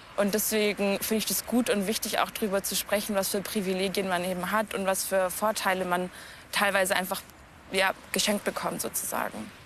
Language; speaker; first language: German; native; German